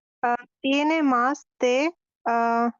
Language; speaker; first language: Spanish; non-native, learner; Bangla